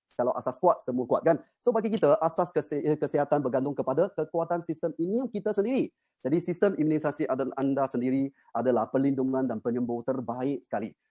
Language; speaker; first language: Malay; non-native, local second language; Chinese